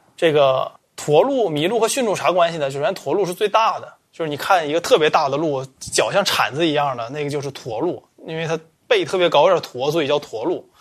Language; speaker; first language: Chinese; native; Chinese